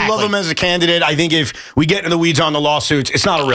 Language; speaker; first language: English; native; English